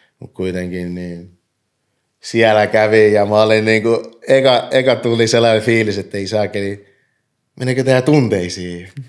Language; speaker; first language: Finnish; early bilingual, other home language; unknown